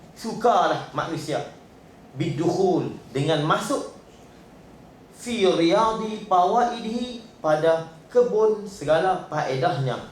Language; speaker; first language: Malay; native; Malay